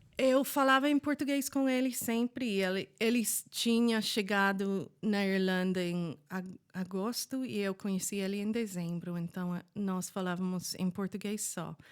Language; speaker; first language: Portuguese; non-native, fluent; English